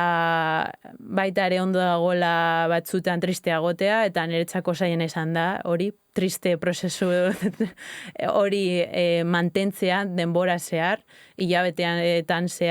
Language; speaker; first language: Basque; native; Basque